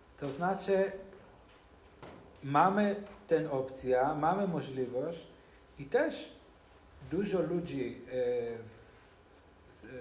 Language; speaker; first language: Polish; non-native, learner; Hebrew